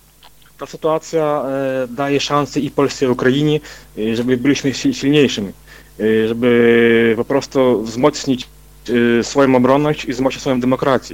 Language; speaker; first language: Polish; non-native, fluent; Ukrainian